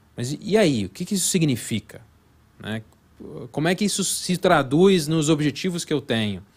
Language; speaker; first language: Portuguese; non-native, fluent; English